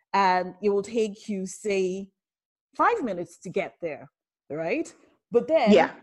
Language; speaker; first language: English; non-native, local second language; Yoruba